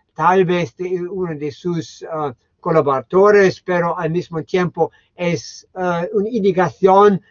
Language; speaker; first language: Spanish; non-native, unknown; German